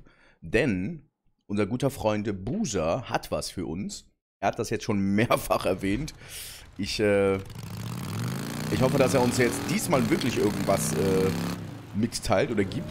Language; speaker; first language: German; native; German